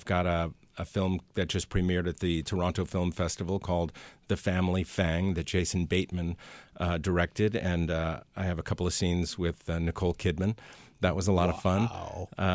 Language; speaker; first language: English; early bilingual, other home language; Spanish